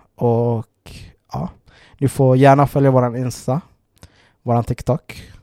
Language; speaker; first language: Swedish; native; Swedish